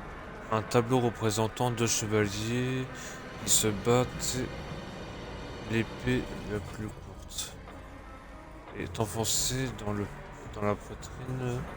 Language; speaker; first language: French; native; French